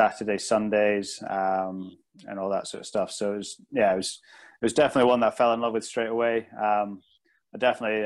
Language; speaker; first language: English; native; English